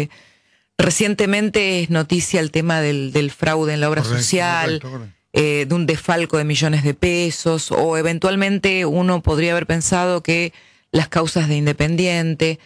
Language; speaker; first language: Spanish; native; Spanish